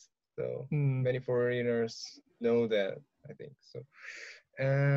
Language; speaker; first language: English; non-native, learner; Korean